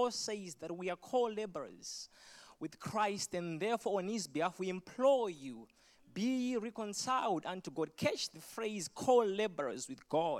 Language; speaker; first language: English; non-native, local second language; Shona